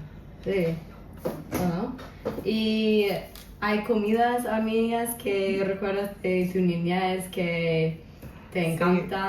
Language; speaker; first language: Spanish; non-native, local second language; English